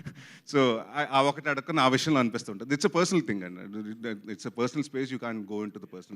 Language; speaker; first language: Telugu; native; Telugu